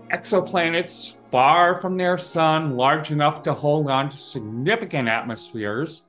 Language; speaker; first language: English; native; English